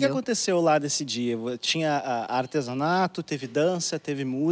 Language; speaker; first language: Portuguese; native; Portuguese